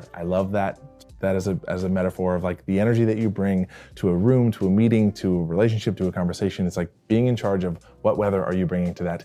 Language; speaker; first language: English; native; English